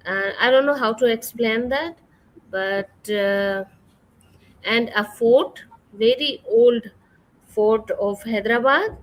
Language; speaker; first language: English; non-native, fluent; Urdu